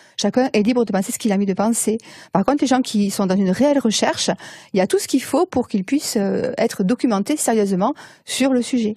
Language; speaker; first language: French; native; French